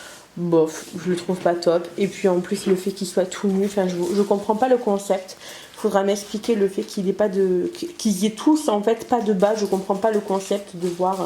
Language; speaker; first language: French; native; French